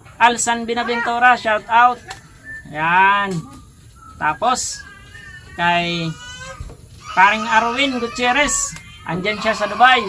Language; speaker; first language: Filipino; non-native, local second language; Bikol